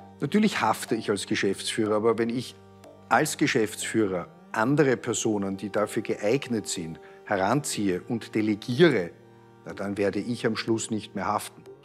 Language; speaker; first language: German; native; German